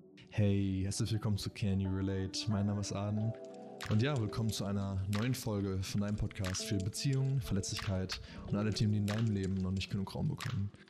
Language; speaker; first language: German; early bilingual, heritage; German